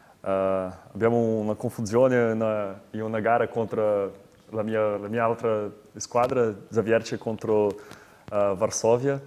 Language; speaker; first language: Italian; non-native, learner; Portuguese